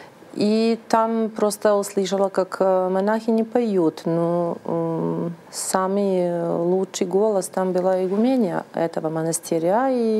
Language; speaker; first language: Russian; non-native, learner; Serbian